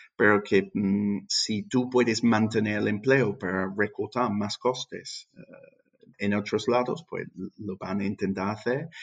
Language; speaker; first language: Spanish; non-native, fluent; English